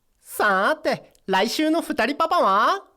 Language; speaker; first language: Japanese; native; Japanese